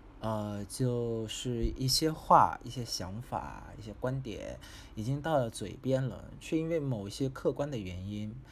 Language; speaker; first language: Chinese; non-native, fluent; Vietnamese